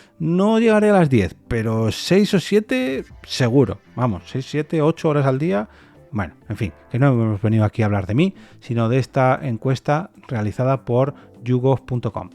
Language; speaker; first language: Spanish; native; Spanish